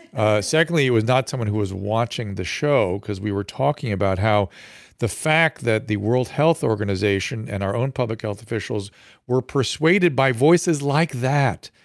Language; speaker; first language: English; native; English